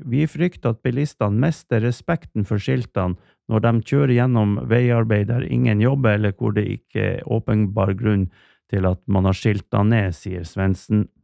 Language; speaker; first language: Norwegian; native; Norwegian